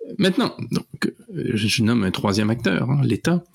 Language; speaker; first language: French; native; French